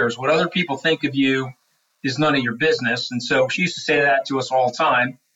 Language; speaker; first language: English; native; English